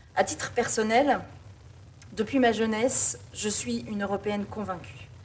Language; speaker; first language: French; native; French